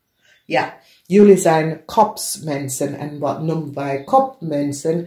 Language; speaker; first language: Dutch; non-native, learner; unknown